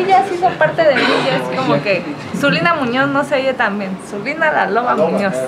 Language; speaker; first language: Spanish; native; Spanish